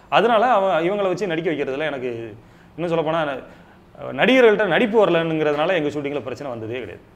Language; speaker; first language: Tamil; native; Tamil